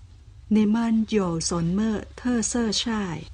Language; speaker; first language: Chinese; non-native, learner; Thai